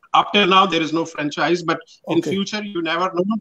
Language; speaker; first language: English; non-native, local second language; Pashto